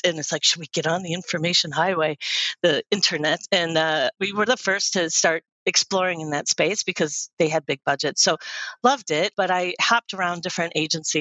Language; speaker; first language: English; native; English